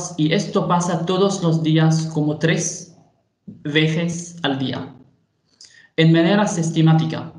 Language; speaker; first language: Spanish; non-native, fluent; Arabic